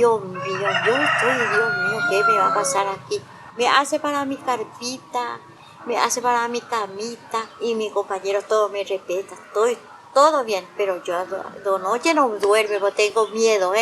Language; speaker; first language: Spanish; non-native, local second language; Guarani